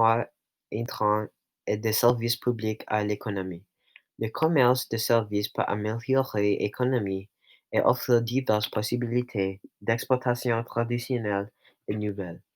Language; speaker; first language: French; non-native, local second language; English